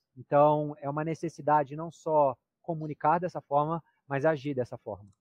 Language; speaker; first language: Portuguese; native; Portuguese